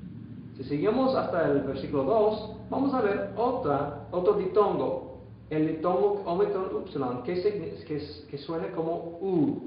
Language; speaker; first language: Spanish; non-native, fluent; English